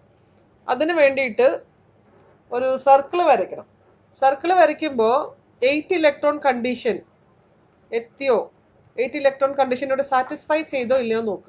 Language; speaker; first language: Malayalam; native; Malayalam